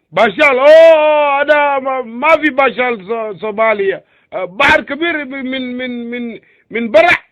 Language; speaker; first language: Arabic; non-native, learner; Somali